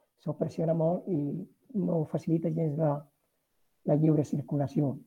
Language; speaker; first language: Catalan; non-native, local second language; Spanish